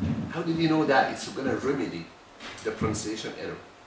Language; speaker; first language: English; non-native, fluent; Arabic